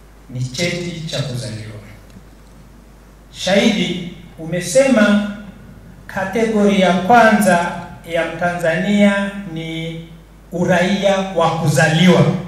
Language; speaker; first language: Swahili; native; Swahili